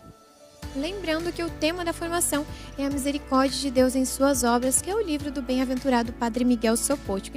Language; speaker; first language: Portuguese; native; Portuguese